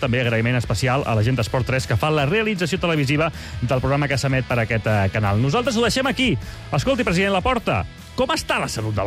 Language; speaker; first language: Catalan; native; Catalan